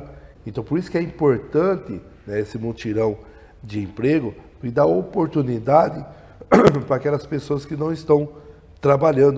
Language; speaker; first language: Portuguese; native; Portuguese